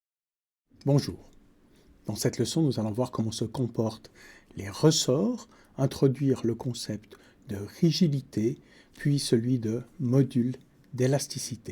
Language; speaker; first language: French; native; French